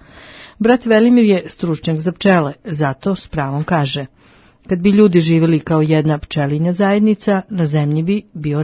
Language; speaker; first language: Serbian; native; Serbian